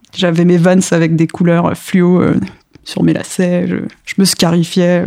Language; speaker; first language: French; early bilingual, other home language; Spanish